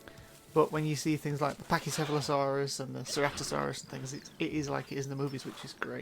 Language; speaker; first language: English; native; English